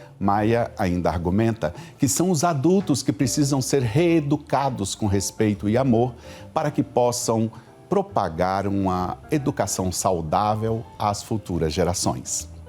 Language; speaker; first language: Portuguese; native; Portuguese